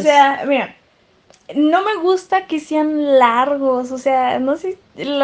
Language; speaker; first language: Spanish; native; Spanish